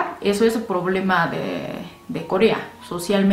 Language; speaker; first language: Spanish; non-native, fluent; Korean